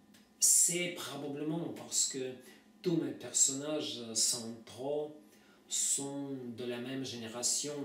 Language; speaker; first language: French; non-native, fluent; Russian